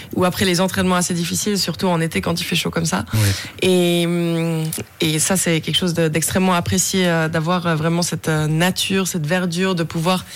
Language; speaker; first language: French; native; French